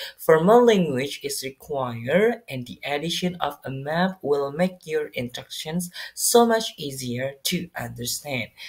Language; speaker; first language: English; non-native, fluent; Indonesian